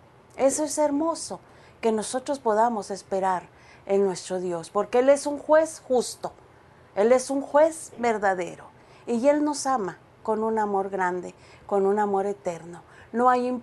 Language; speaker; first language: Spanish; native; Spanish